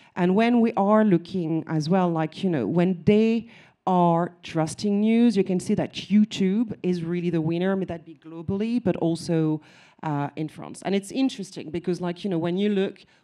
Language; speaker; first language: English; non-native, fluent; French